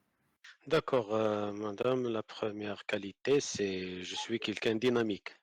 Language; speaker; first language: French; non-native, learner; Arabic